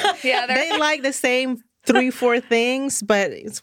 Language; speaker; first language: English; non-native, fluent; Spanish